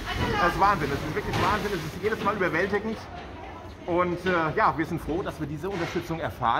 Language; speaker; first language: German; native; German